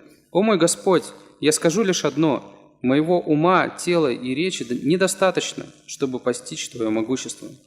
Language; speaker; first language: Russian; native; Russian